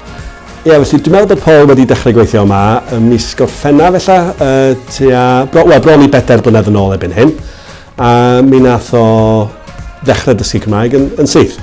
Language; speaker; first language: Welsh; native; Welsh